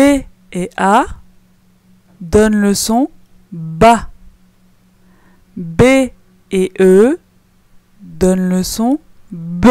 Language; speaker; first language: French; native; French